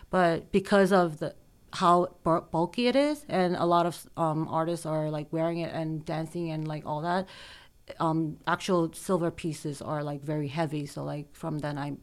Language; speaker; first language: English; early bilingual, other home language; Korean